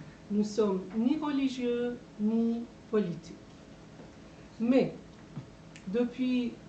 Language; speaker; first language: French; non-native, fluent; Persian